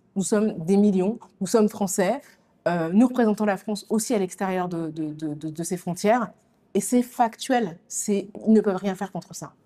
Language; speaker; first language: French; native; French